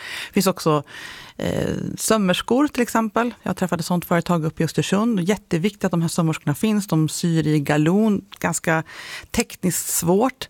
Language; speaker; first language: Swedish; native; Swedish